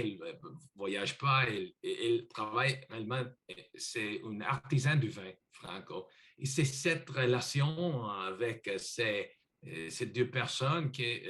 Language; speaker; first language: French; non-native, learner; English